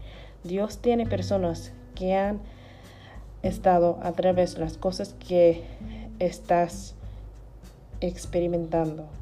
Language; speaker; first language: Spanish; non-native, learner; English